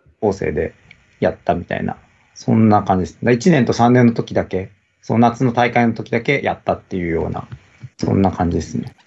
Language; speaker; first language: Japanese; native; Japanese